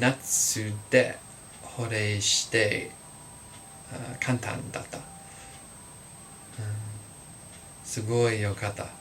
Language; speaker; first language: Japanese; non-native, learner; English